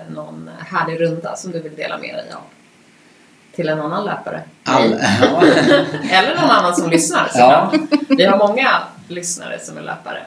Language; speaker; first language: Swedish; native; Swedish